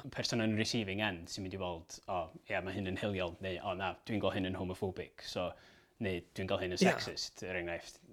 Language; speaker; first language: Welsh; native; Welsh